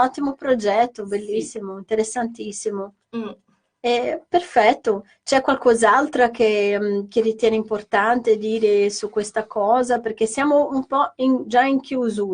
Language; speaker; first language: Italian; non-native, fluent; Portuguese